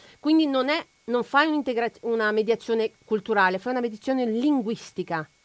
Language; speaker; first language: Italian; non-native, fluent; Romanian